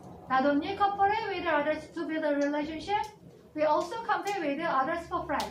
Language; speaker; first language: English; non-native, fluent; Korean